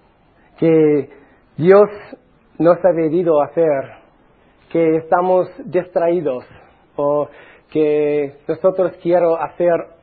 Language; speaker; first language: Spanish; non-native, fluent; English